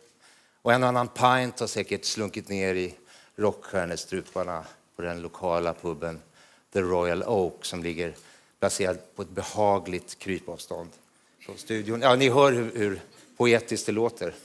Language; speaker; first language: Swedish; native; Swedish